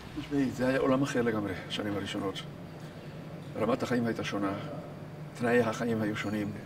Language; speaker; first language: Hebrew; non-native, fluent; Hungarian